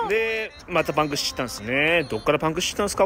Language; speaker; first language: Japanese; native; Japanese